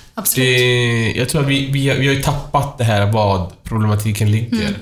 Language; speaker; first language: Swedish; non-native, fluent; Persian